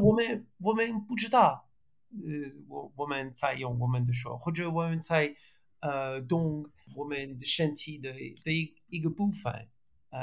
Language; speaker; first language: Chinese; non-native, learner; French